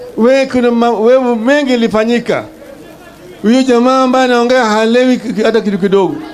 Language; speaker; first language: Swahili; non-native, local second language; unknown